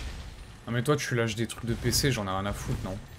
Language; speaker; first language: French; native; French